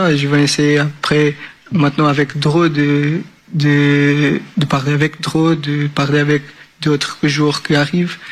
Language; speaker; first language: French; non-native, learner; Portuguese